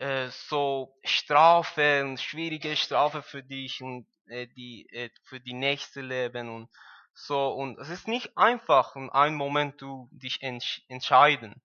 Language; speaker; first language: German; non-native, learner; Persian